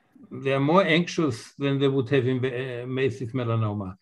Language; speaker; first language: English; non-native, fluent; German